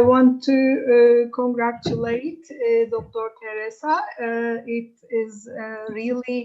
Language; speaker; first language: English; non-native, fluent; Turkish